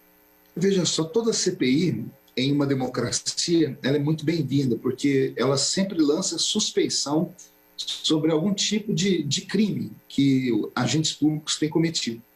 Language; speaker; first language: Portuguese; native; Portuguese